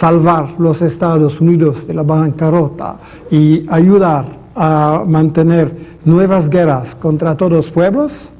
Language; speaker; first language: Spanish; non-native, fluent; French